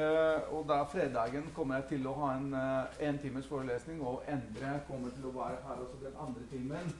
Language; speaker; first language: Norwegian; non-native, fluent; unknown